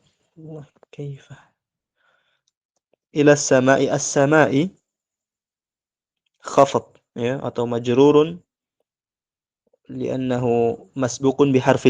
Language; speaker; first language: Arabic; non-native, fluent; Indonesian